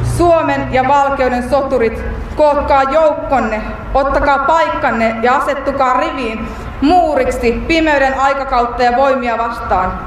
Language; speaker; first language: Finnish; native; Finnish